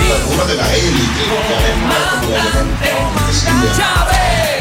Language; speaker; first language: French; non-native, learner; Spanish